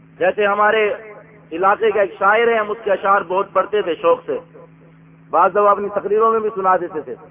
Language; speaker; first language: Urdu; non-native, local second language; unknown